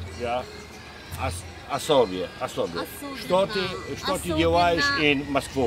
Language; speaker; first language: Russian; non-native, learner; Polish